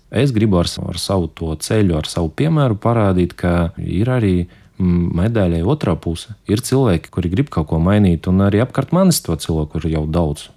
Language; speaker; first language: Latvian; non-native, local second language; Russian